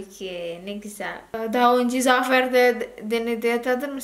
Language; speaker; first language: Turkish; non-native, learner; Indonesian